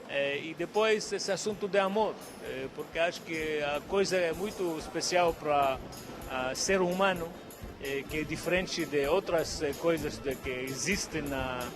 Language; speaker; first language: Portuguese; non-native, fluent; Arabic